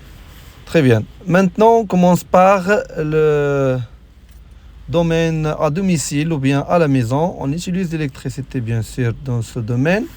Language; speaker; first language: French; non-native, local second language; Arabic